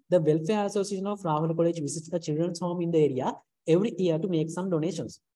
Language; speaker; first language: English; non-native, local second language; Sinhala